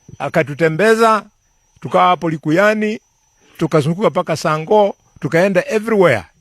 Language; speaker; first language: Swahili; non-native, local second language; Luyia